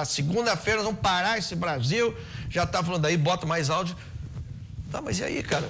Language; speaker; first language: Portuguese; native; Portuguese